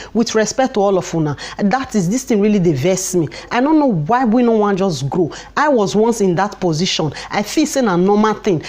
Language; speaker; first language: Nigerian Pidgin; non-native, local second language; Bini